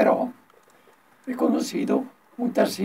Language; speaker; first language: Spanish; non-native, learner; Italian